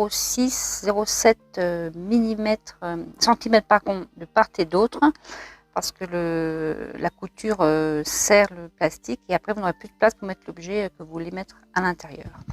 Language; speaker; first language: French; native; French